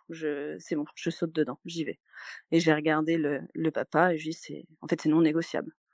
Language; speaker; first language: French; native; French